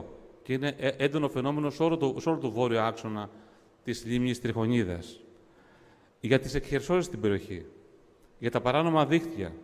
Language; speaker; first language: Greek; native; Greek